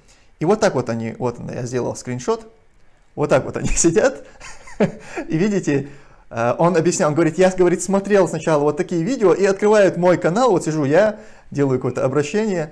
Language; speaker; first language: Russian; non-native, local second language; Chechen